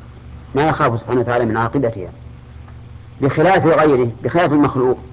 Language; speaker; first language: Arabic; native; Arabic